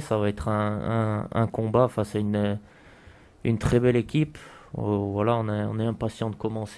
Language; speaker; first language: French; native; French